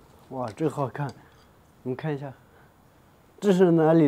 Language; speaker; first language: Chinese; non-native, local second language; Tibetan